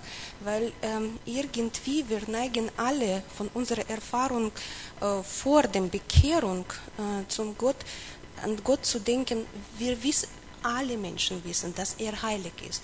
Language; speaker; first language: German; non-native, learner; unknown